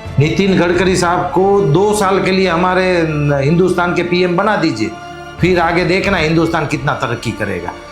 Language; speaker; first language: Hindi; non-native, local second language; Gujarati